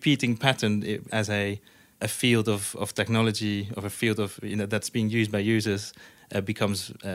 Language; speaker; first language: English; non-native, fluent; Dutch